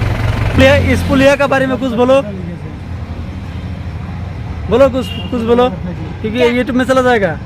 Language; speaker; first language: Hindi; non-native, fluent; Bangla